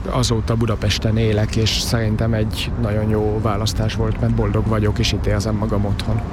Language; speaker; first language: Hungarian; early bilingual, heritage; Hungarian